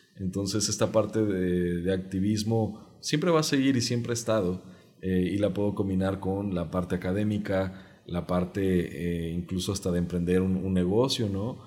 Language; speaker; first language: Spanish; non-native, local second language; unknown